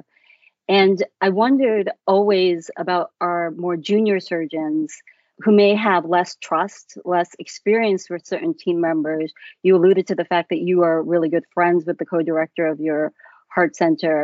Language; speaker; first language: English; native; English